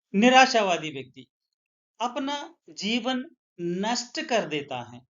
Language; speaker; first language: Hindi; non-native, local second language; Telugu